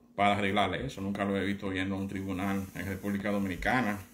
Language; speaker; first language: Spanish; native; Spanish